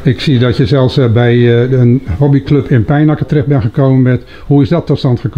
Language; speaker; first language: Dutch; native; Dutch